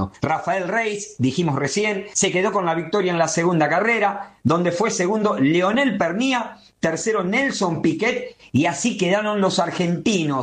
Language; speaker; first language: Spanish; native; Spanish